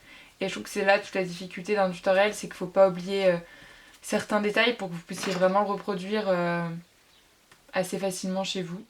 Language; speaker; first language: French; native; French